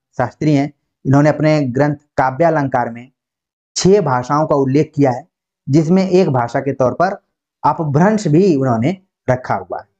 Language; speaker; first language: Hindi; native; Hindi